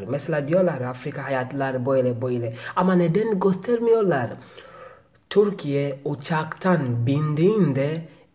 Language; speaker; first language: Turkish; non-native, learner; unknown